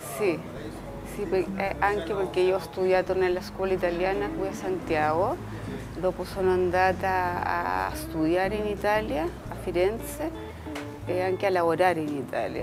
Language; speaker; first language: Italian; early bilingual, heritage; Spanish